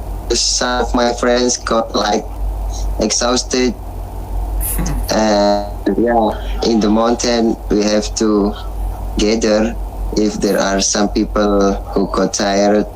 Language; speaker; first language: English; non-native, learner; Indonesian